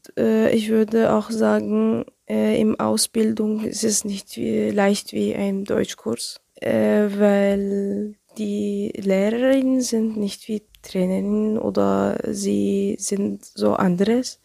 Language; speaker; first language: German; non-native, learner; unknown